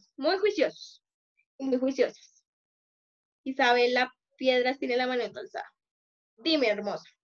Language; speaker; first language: Spanish; native; Spanish